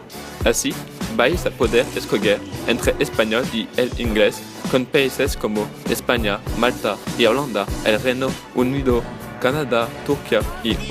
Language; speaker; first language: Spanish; non-native, learner; French